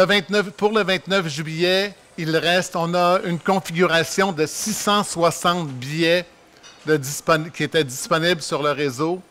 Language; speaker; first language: French; native; French